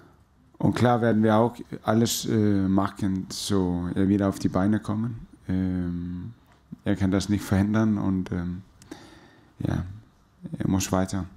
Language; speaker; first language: German; non-native, fluent; Danish